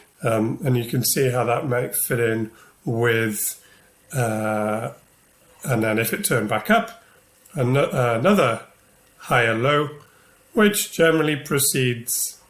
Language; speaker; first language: English; native; English